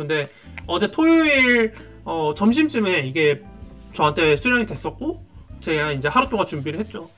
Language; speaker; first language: Korean; native; Korean